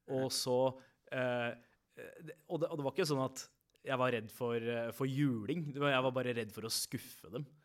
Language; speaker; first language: Norwegian; native; Norwegian